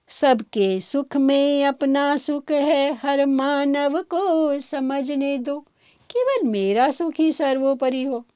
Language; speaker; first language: Hindi; native; Hindi